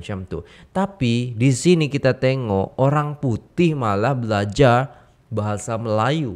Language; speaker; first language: Indonesian; native; Indonesian